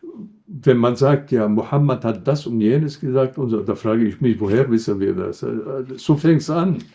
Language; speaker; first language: German; non-native, fluent; Arabic